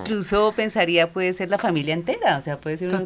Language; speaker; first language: Spanish; native; Spanish